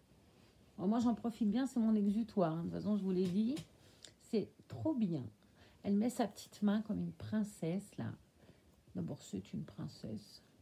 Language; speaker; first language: French; native; French